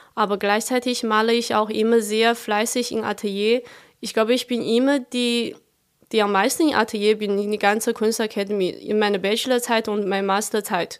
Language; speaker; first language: German; non-native, fluent; Chinese